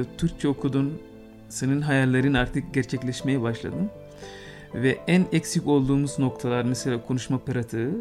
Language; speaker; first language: Turkish; non-native, fluent; Arabic